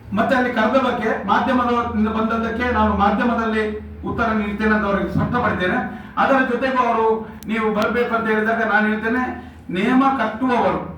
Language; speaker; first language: Kannada; non-native, local second language; Tulu